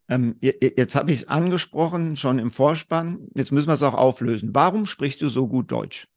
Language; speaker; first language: German; native; German